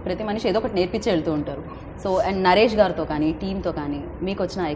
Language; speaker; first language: Telugu; native; Telugu